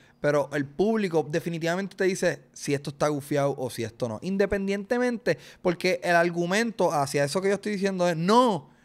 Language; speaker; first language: Spanish; native; Spanish